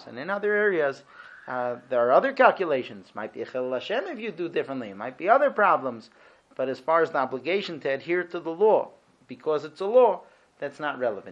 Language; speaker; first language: English; native; English